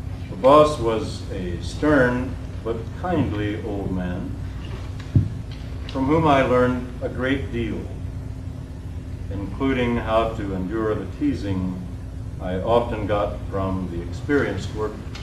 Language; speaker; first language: English; native; English